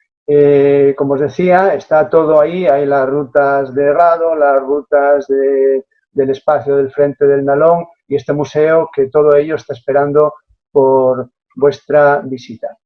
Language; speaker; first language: Spanish; native; Spanish